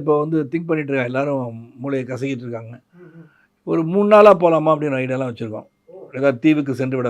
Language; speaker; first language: Tamil; native; Tamil